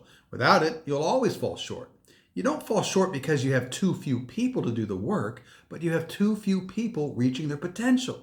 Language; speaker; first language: English; native; English